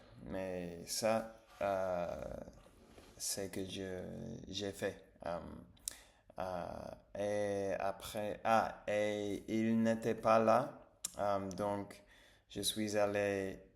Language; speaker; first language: French; non-native, learner; English